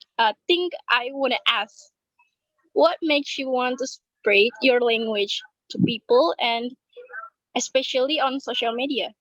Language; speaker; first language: English; non-native, learner; Indonesian